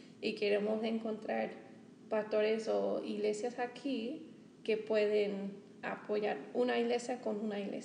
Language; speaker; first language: Spanish; non-native, fluent; English